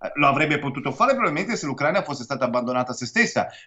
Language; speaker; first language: Italian; native; Italian